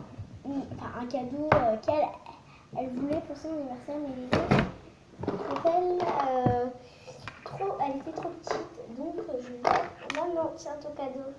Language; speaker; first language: French; native; French